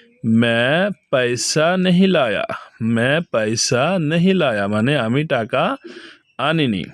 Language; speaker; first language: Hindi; non-native, fluent; Bangla